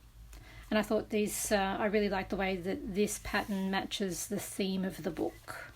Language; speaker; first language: English; native; English